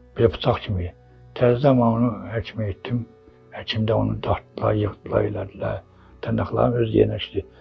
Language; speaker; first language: Azerbaijani; non-native, local second language; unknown